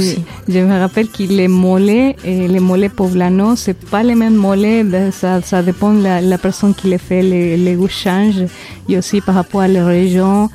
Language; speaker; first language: French; non-native, fluent; Spanish